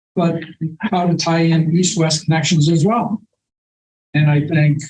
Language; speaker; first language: English; native; English